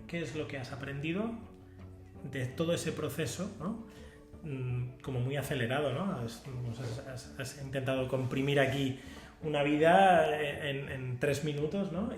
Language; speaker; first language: Spanish; non-native, local second language; Catalan